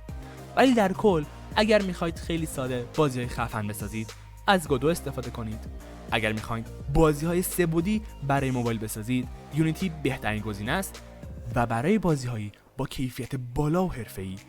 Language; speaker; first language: Persian; native; Persian